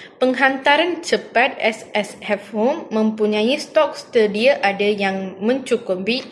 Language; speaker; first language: Malay; non-native, local second language; Tamil